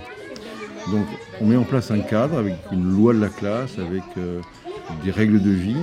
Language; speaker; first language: French; native; French